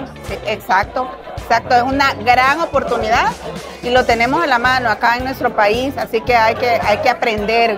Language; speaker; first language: Spanish; native; Spanish